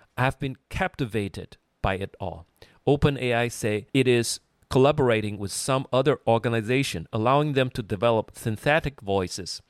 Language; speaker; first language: English; non-native, fluent; Chinese